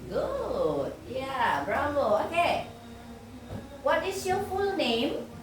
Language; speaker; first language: English; non-native, fluent; Indonesian